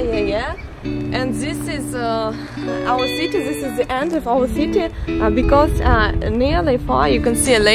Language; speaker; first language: English; non-native, learner; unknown